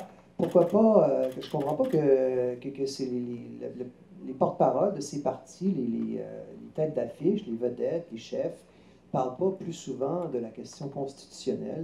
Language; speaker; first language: French; native; French